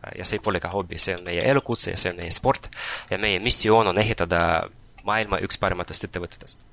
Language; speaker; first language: Estonian; non-native, local second language; Russian